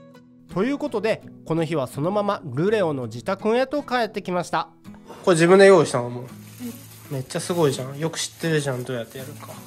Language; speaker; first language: Japanese; native; Japanese